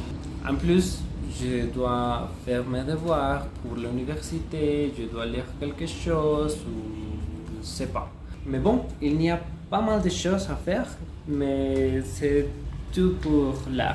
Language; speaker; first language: French; non-native, fluent; Spanish